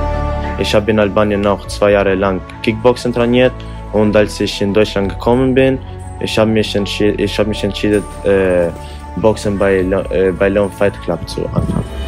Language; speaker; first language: German; non-native, learner; Albanian